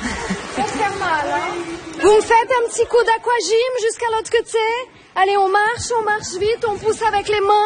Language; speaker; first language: French; native; French